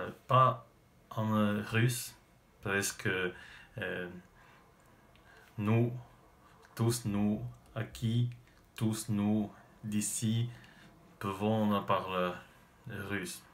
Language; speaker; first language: French; non-native, learner; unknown